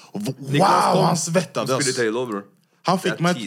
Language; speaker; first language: Norwegian; native; Norwegian